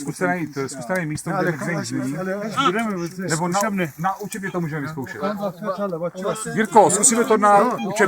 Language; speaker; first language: Czech; native; Czech